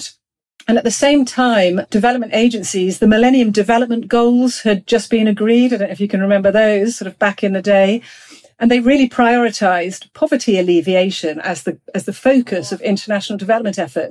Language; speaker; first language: English; native; English